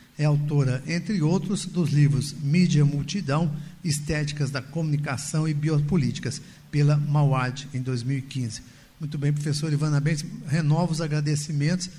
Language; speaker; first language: Portuguese; native; Portuguese